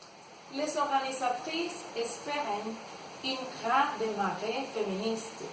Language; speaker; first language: French; non-native, learner; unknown